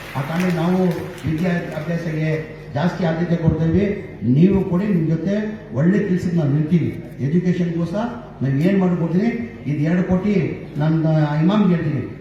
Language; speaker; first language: Kannada; non-native, local second language; Urdu